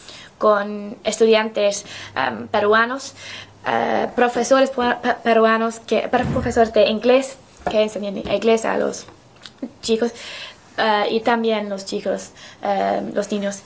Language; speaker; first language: Spanish; non-native, learner; English